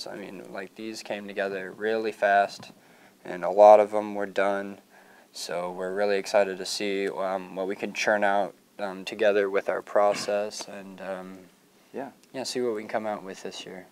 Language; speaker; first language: English; native; English